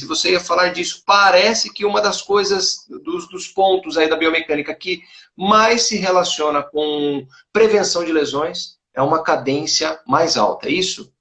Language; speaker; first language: Portuguese; native; Portuguese